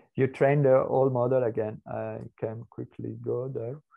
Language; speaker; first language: English; non-native, fluent; Italian